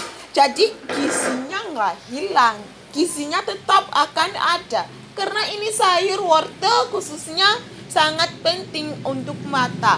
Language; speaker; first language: Indonesian; non-native, fluent; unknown